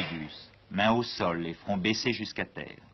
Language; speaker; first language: French; native; French